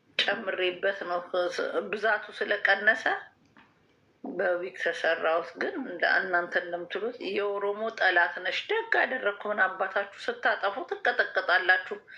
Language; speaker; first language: Amharic; native; Amharic